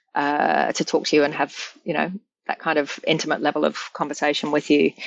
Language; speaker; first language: English; native; English